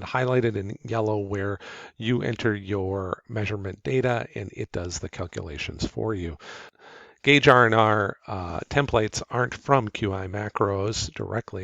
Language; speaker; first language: English; native; English